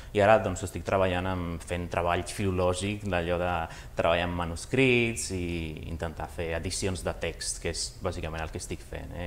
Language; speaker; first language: Catalan; early bilingual, other home language; Romanian